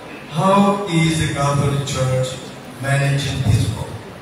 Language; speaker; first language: English; non-native, learner; Spanish